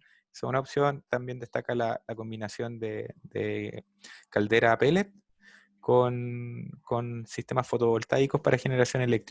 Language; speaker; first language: Spanish; native; Spanish